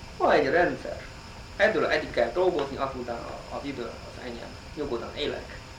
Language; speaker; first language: Hungarian; non-native, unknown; Chinese